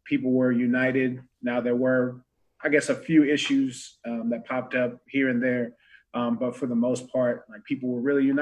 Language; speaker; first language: English; native; English